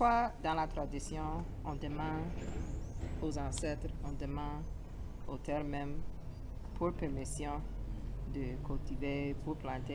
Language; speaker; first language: French; non-native, learner; English